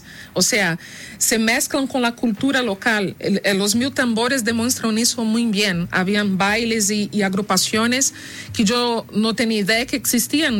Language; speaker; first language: Spanish; non-native, fluent; Portuguese